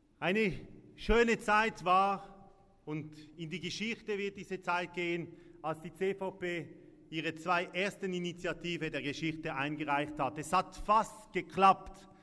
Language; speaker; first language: German; non-native, local second language; French